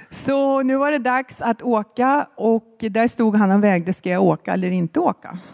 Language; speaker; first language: Swedish; native; Swedish